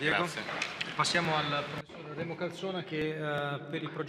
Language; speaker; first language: Italian; native; Italian